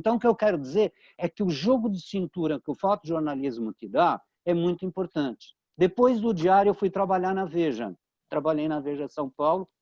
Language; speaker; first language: Portuguese; early bilingual, other home language; Italian